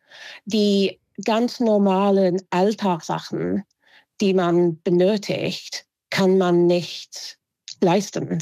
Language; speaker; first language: German; non-native, fluent; English